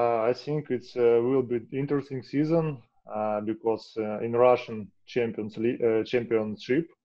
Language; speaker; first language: English; non-native, learner; Russian